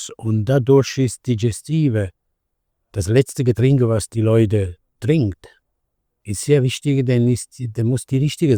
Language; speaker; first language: German; non-native, fluent; Italian